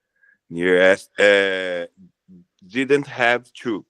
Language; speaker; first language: English; non-native, learner; Portuguese